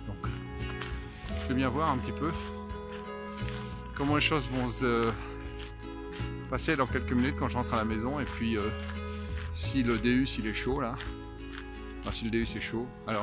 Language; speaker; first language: French; native; French